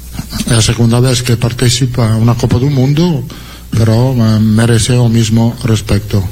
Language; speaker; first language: Portuguese; non-native, learner; Italian